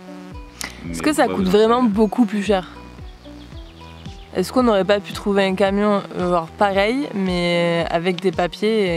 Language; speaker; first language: French; native; French